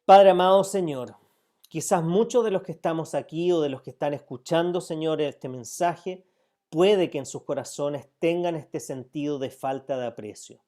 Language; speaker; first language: Spanish; native; Spanish